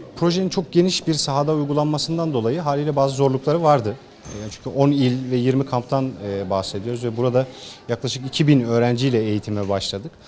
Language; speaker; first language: Turkish; native; Turkish